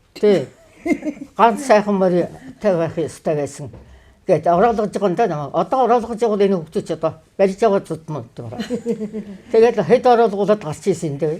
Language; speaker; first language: Mongolian; native; Mongolian